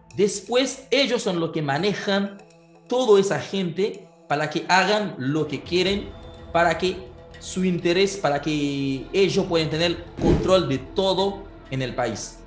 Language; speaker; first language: Spanish; non-native, fluent; Haitian Creole